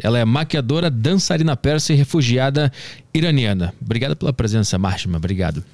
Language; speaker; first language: Portuguese; non-native, learner; Persian